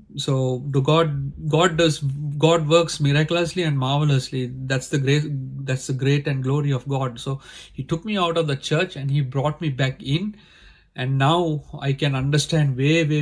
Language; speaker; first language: English; non-native, local second language; Sinhala